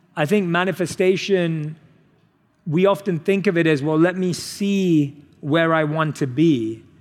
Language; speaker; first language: English; native; English